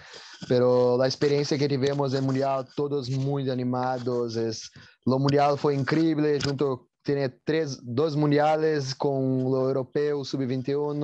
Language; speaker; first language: Spanish; non-native, learner; Portuguese